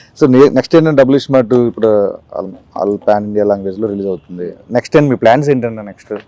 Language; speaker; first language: Telugu; native; Telugu